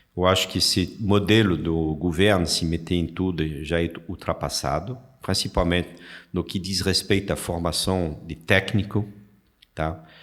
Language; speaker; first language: Portuguese; non-native, fluent; French